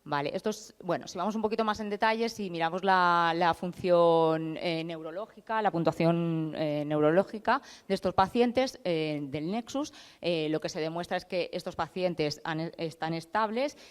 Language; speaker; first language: Spanish; native; Spanish